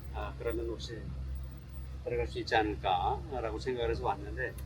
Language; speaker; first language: Korean; native; Korean